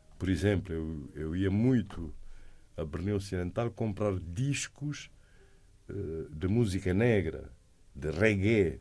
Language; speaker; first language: Portuguese; non-native, local second language; Kabuverdianu